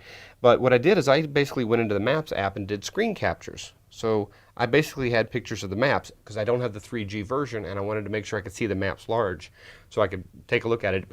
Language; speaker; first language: English; native; English